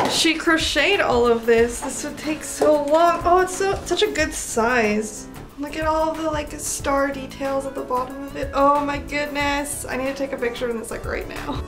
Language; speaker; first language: English; native; English